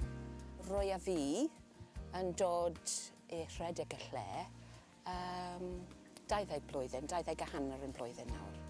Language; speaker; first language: Welsh; non-native, learner; English